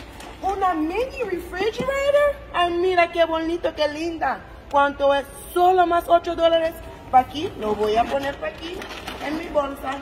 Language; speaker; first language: Spanish; early bilingual, heritage; English